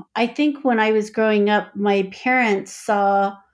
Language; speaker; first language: English; native; English